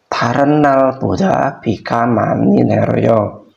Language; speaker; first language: Korean; non-native, fluent; Indonesian